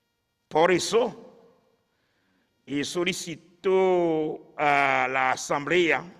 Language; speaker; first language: Spanish; non-native, fluent; Haitian Creole